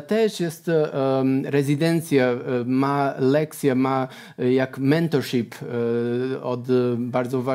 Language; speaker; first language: Polish; non-native, learner; Portuguese